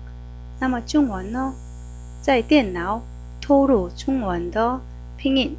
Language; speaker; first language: Chinese; non-native, fluent; Korean